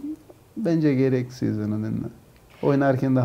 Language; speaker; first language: Turkish; non-native, learner; Portuguese